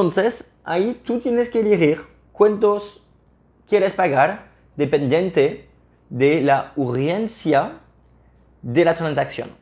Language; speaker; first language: Spanish; non-native, fluent; French